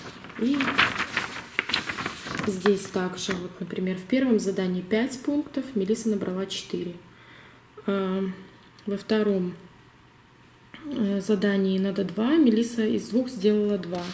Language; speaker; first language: Russian; native; Russian